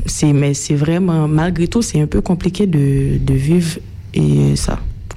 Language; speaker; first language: French; non-native, local second language; Haitian Creole